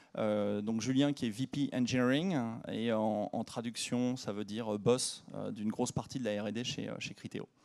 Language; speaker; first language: French; native; French